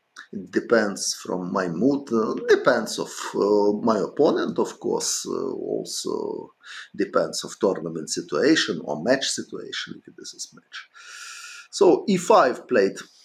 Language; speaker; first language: English; non-native, fluent; Ukrainian